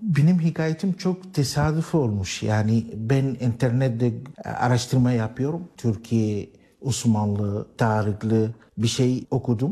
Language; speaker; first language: Turkish; non-native, learner; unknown